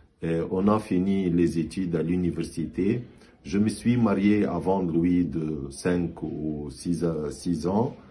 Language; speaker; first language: French; non-native, fluent; Arabic